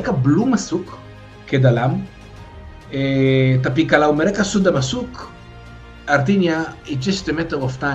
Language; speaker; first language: Indonesian; non-native, fluent; Hebrew